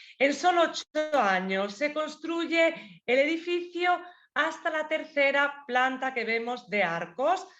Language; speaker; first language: Spanish; native; Spanish